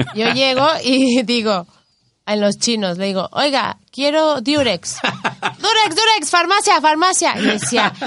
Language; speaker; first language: Spanish; native; Spanish